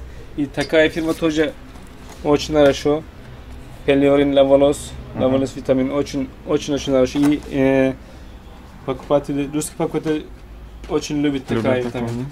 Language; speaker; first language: Russian; non-native, learner; Turkish